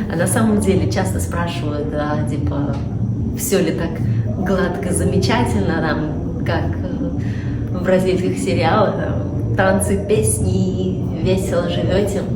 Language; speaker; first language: Russian; native; Russian